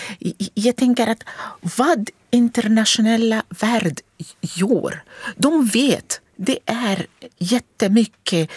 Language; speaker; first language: Swedish; non-native, fluent; Arabic